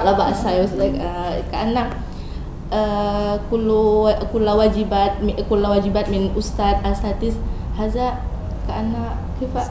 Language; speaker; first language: Arabic; non-native, learner; Indonesian